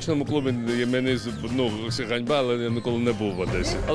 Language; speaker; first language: Ukrainian; non-native, learner; Georgian